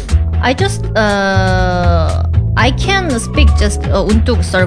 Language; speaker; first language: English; non-native, learner; Korean